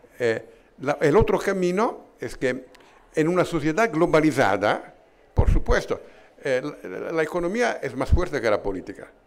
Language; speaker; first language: Spanish; non-native, fluent; Italian